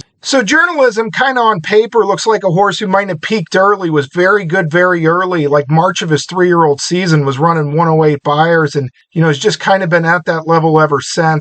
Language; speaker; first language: English; native; English